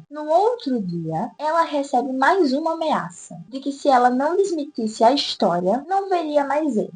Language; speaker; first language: Portuguese; native; Portuguese